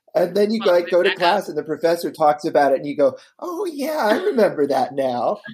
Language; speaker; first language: English; native; English